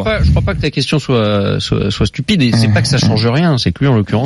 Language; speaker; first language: French; native; French